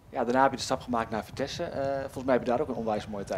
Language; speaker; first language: Dutch; native; Dutch